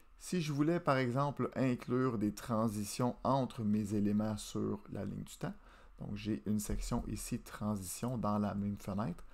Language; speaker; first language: French; native; French